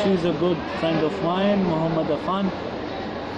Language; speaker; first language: English; non-native, fluent; Pashto